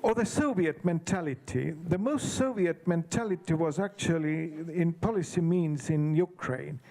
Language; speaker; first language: English; non-native, fluent; Estonian